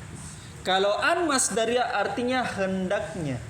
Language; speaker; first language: Indonesian; native; Indonesian